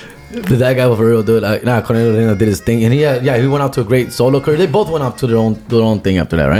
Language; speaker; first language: English; native; English